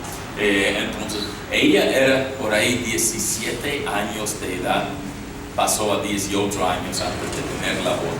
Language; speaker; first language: Spanish; non-native, fluent; English